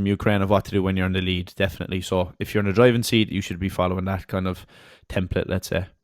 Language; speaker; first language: English; native; English